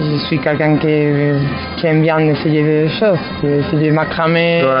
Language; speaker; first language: French; non-native, fluent; Spanish